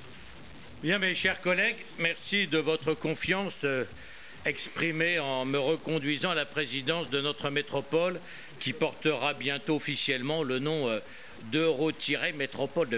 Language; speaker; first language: French; native; French